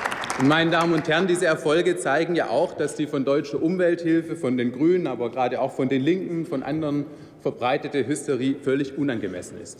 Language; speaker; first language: German; native; German